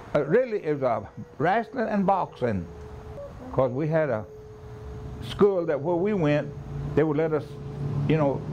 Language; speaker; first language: English; native; English